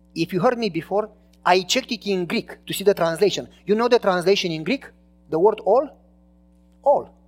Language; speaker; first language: English; non-native, fluent; Romanian